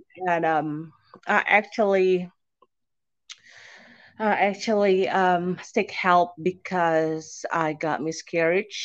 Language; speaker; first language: English; non-native, fluent; Indonesian